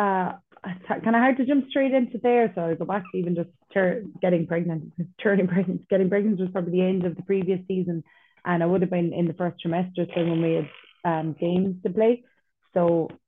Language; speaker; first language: English; native; English